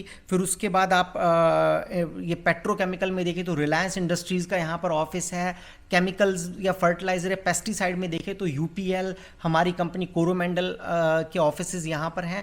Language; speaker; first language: Hindi; native; Hindi